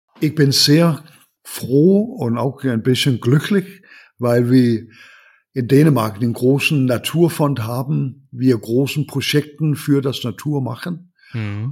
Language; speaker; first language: German; non-native, learner; Danish